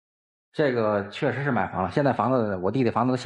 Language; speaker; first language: Chinese; native; Chinese